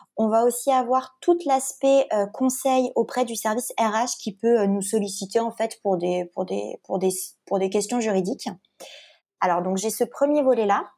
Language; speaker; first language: French; native; French